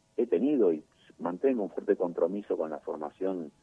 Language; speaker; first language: Spanish; native; Spanish